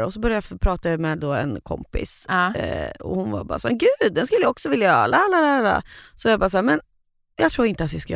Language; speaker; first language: Swedish; native; Swedish